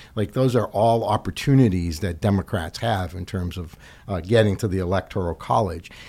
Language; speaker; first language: English; native; English